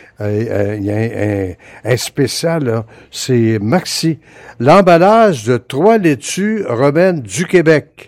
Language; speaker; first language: French; native; French